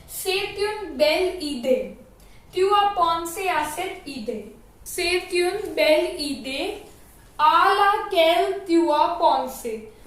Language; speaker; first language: French; non-native, fluent; Hindi